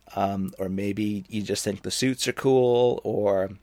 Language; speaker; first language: English; native; English